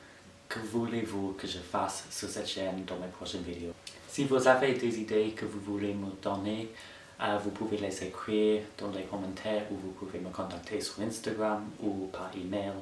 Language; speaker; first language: French; non-native, fluent; English